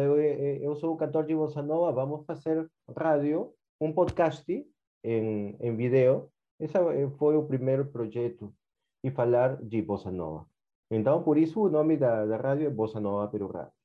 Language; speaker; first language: Portuguese; non-native, fluent; Spanish